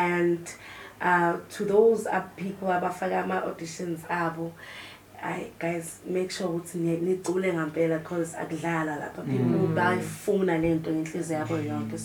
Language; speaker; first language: English; non-native, local second language; Zulu